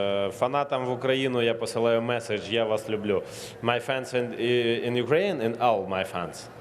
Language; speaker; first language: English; non-native, learner; Ukrainian